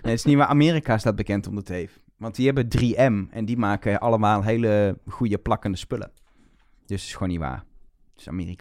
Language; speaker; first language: Dutch; native; Dutch